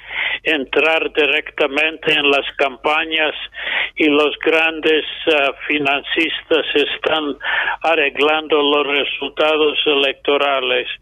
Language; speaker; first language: Spanish; non-native, fluent; English